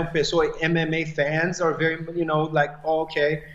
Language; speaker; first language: English; early bilingual, other home language; Portuguese